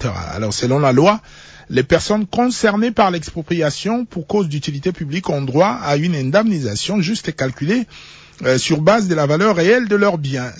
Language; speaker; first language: French; non-native, local second language; Lingala